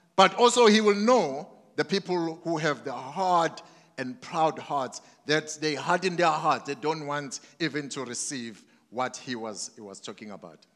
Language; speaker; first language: English; non-native, local second language; Zulu